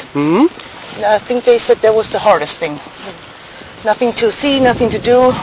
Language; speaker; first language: English; non-native, fluent; German